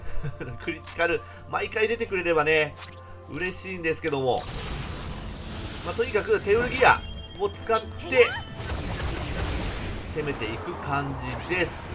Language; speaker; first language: Japanese; native; Japanese